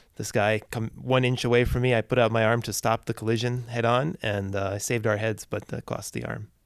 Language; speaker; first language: English; native; English